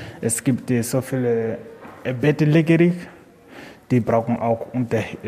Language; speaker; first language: German; non-native, learner; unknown